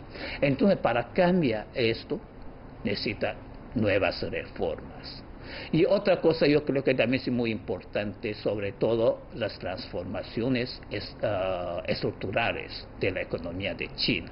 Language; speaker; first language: Spanish; non-native, fluent; Chinese